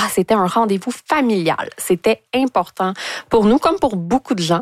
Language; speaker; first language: French; native; French